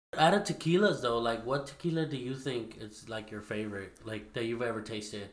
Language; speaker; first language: English; early bilingual, other home language; Spanish